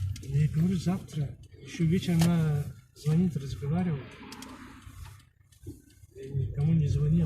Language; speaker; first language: Russian; non-native, learner; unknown